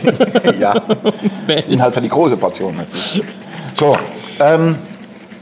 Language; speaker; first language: German; native; German